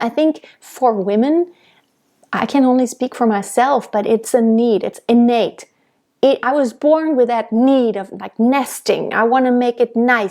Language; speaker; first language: English; non-native, fluent; German